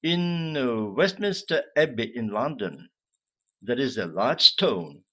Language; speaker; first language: English; non-native, fluent; Ukrainian